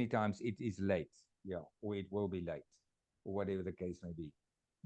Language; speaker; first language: English; non-native, fluent; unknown